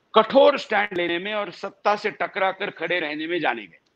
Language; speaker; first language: Hindi; non-native, local second language; Marathi